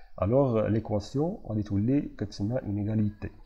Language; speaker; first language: French; non-native, local second language; Arabic